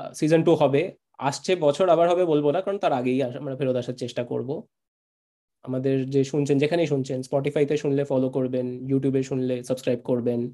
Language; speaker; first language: Bangla; native; Bangla